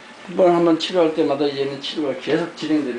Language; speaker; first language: Korean; native; Korean